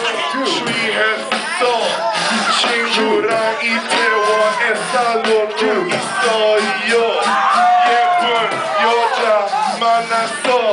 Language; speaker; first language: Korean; non-native, learner; English